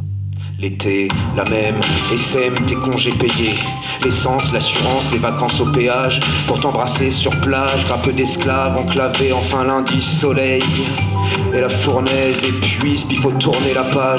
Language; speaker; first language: French; native; French